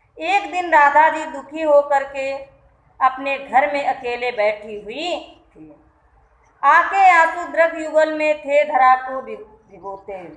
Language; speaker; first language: Hindi; native; Hindi